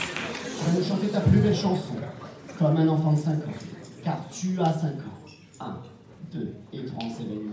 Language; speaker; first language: French; native; French